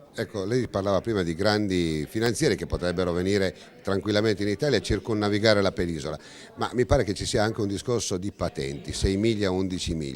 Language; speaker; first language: Italian; native; Italian